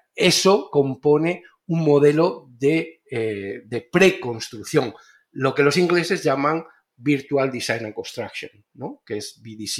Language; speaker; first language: Spanish; native; Spanish